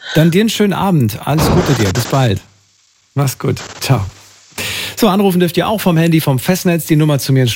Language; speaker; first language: German; native; German